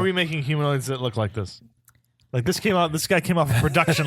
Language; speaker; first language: English; native; English